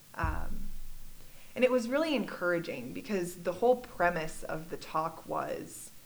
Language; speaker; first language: English; native; English